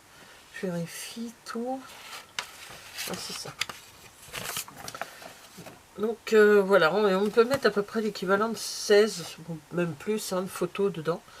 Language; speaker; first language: French; native; French